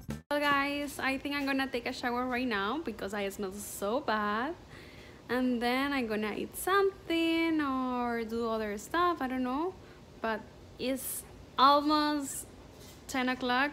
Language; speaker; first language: English; non-native, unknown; Spanish